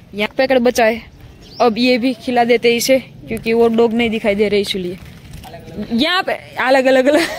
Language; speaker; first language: Hindi; non-native, local second language; Gujarati